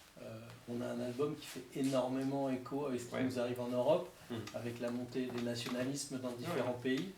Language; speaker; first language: French; native; French